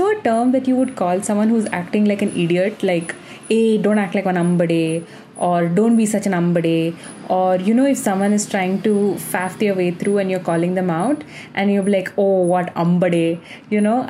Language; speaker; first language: English; non-native, local second language; Malayalam